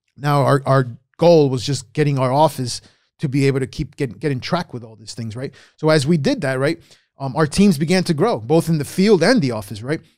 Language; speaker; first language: English; early bilingual, other home language; Spanish